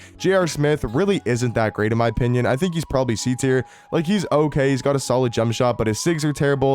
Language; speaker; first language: English; native; English